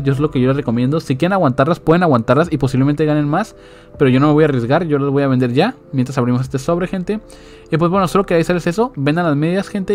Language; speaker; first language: Spanish; native; Spanish